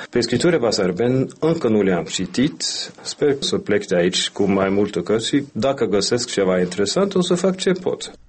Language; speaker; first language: Romanian; non-native, fluent; Norwegian